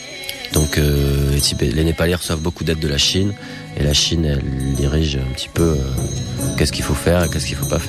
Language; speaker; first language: French; native; French